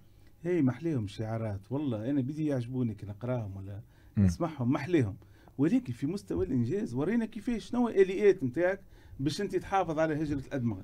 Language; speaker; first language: Arabic; native; Arabic